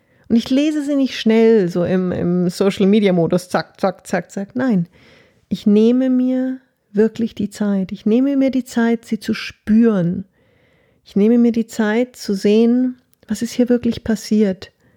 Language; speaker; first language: German; native; German